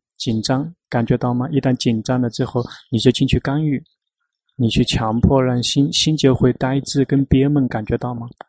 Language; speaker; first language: Chinese; non-native, fluent; Thai